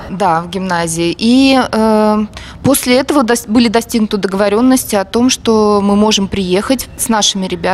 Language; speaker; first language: Russian; native; Russian